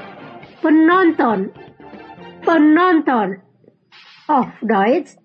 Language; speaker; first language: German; non-native, fluent; Indonesian